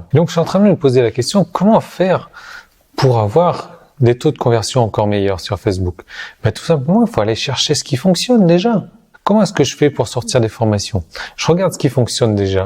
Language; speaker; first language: French; native; French